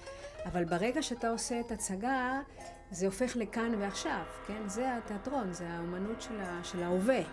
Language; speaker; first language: Hebrew; non-native, fluent; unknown